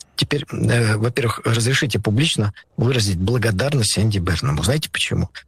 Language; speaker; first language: Russian; native; Russian